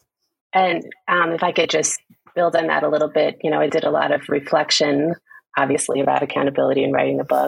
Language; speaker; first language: English; native; English